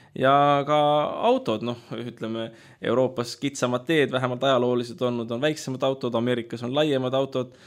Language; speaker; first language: Estonian; native; Estonian